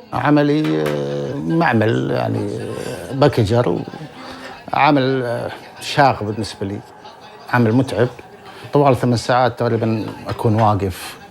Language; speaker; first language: Arabic; native; Arabic